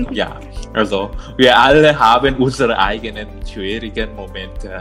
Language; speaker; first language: German; non-native, learner; Thai